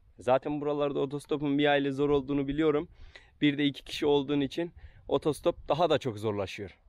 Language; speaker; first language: Turkish; native; Turkish